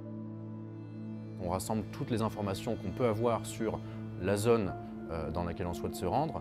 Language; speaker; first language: French; native; French